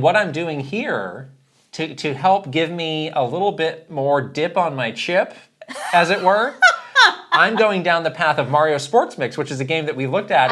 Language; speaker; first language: English; native; English